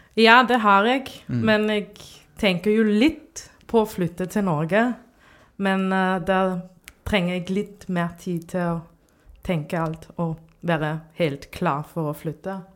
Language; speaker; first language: Norwegian; non-native, fluent; German